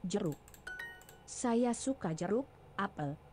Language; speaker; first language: Indonesian; non-native, learner; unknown